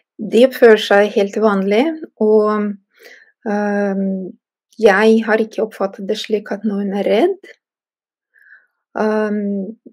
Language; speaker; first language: Norwegian; non-native, fluent; Russian